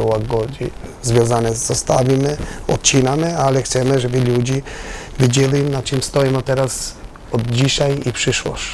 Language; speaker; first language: Polish; non-native, learner; Albanian